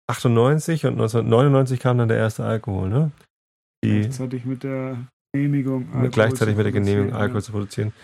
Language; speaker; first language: English; non-native, fluent; German